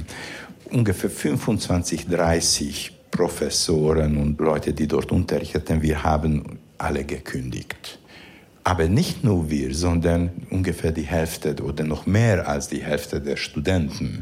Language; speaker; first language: German; non-native, fluent; Hungarian